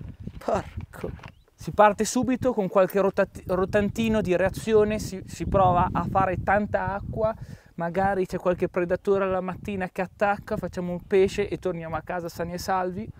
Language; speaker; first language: Italian; native; Italian